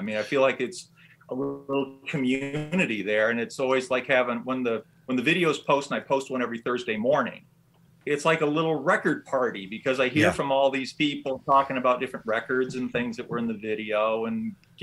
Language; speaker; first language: English; native; English